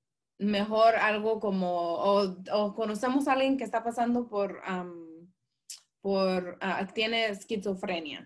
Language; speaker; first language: Spanish; early bilingual, heritage; Spanish